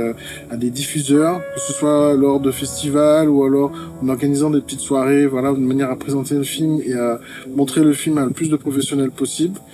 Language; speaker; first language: French; native; French